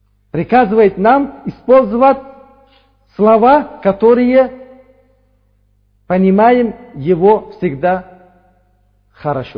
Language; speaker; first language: Russian; non-native, fluent; Uzbek